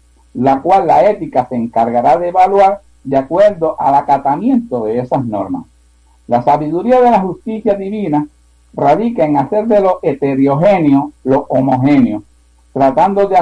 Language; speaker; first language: Spanish; native; Spanish